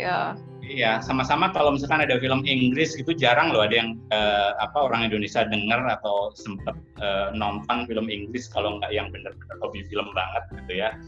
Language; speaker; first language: Indonesian; native; Indonesian